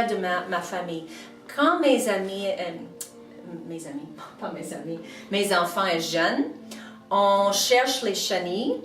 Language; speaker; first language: French; non-native, local second language; English